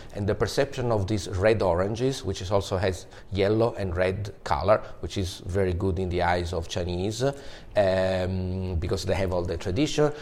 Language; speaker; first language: English; non-native, fluent; Italian